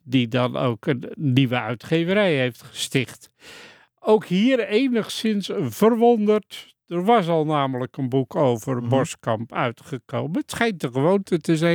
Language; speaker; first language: Dutch; native; Dutch